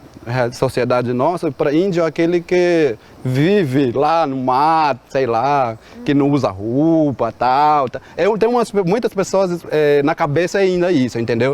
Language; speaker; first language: Portuguese; non-native, local second language; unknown